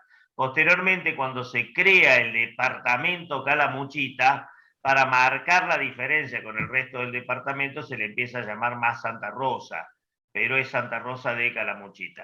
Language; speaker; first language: Spanish; native; Spanish